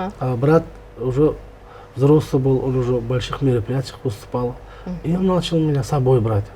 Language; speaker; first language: Russian; non-native, local second language; Turkmen